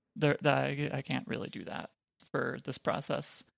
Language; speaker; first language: English; native; English